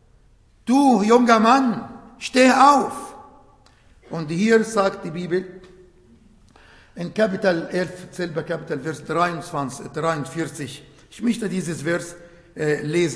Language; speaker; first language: German; non-native, fluent; Arabic